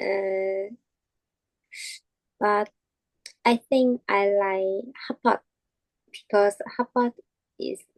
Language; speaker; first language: English; non-native, learner; Vietnamese